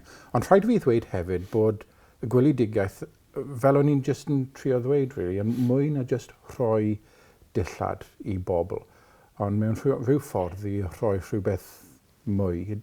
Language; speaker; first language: Welsh; non-native, local second language; English